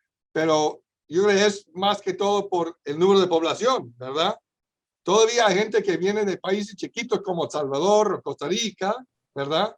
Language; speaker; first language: Spanish; non-native, fluent; English